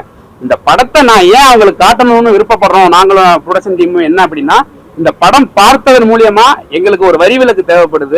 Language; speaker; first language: Tamil; native; Tamil